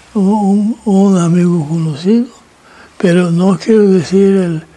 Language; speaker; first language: Spanish; non-native, fluent; Swedish